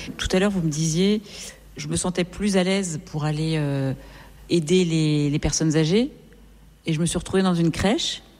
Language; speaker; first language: French; native; French